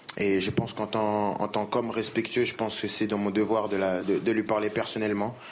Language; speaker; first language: French; native; French